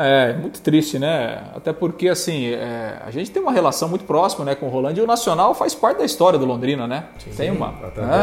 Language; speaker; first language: Portuguese; native; Portuguese